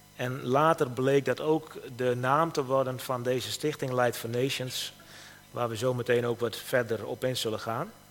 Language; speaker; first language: Dutch; native; Dutch